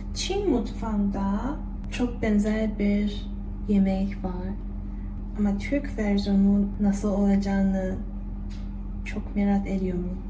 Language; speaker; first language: Turkish; non-native, fluent; Chinese